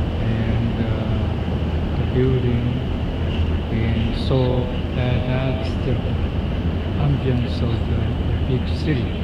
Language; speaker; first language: English; non-native, fluent; Japanese